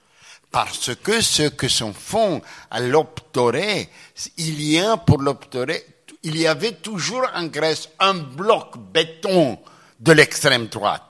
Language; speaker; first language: French; non-native, fluent; Greek